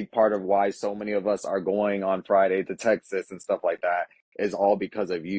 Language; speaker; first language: English; native; English